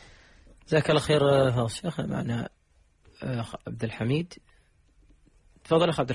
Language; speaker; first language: Arabic; native; Arabic